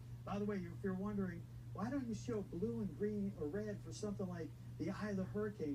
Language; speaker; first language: English; native; English